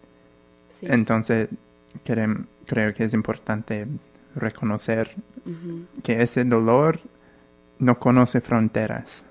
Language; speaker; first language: Spanish; non-native, fluent; English